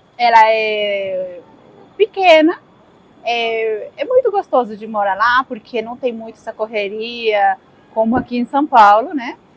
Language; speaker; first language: Portuguese; early bilingual, other home language; Spanish